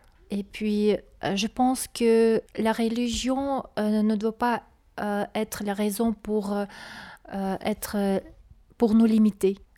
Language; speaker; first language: French; non-native, learner; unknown